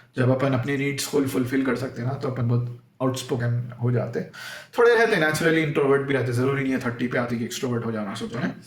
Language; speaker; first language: Urdu; native; Urdu